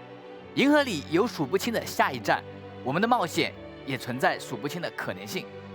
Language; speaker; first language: Chinese; native; Chinese